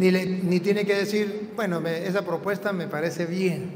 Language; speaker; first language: Spanish; native; Spanish